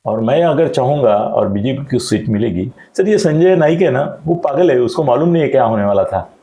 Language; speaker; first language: Hindi; non-native, local second language; Marathi